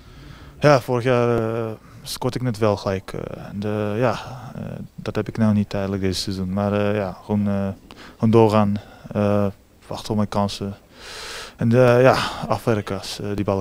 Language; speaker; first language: Dutch; early bilingual, heritage; Japanese